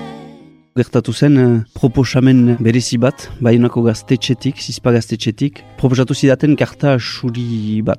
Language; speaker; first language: Basque; native; Basque